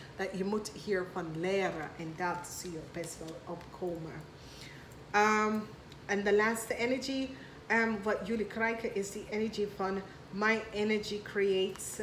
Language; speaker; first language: Dutch; non-native, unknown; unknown